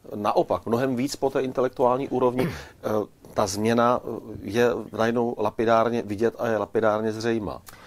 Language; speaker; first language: Czech; native; Czech